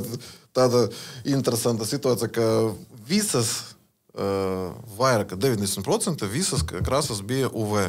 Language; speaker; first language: Latvian; non-native, learner; Russian